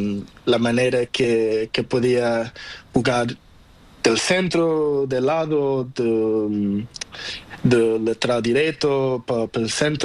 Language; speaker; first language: Spanish; non-native, learner; Portuguese